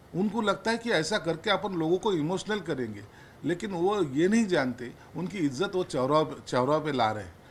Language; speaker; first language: Hindi; non-native, local second language; Marathi